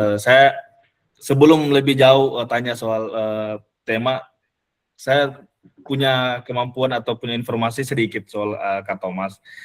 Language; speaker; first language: Indonesian; native; Indonesian